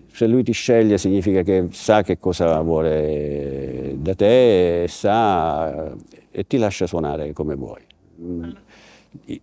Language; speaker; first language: Italian; native; Italian